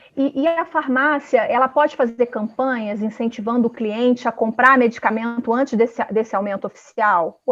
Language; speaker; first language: Portuguese; native; Portuguese